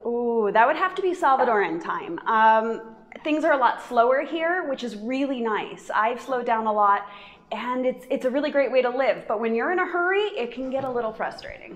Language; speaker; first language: English; native; English